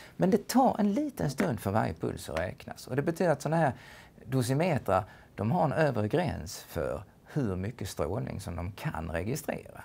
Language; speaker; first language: Swedish; native; Swedish